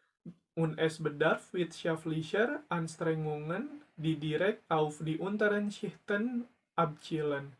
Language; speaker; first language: German; non-native, learner; Indonesian